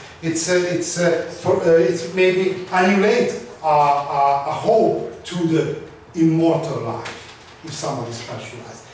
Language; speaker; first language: English; non-native, learner; Hungarian